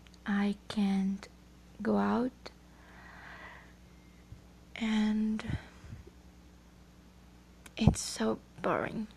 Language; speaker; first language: English; non-native, learner; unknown